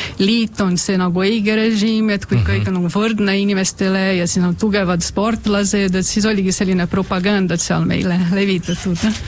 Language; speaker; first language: Estonian; non-native, fluent; Portuguese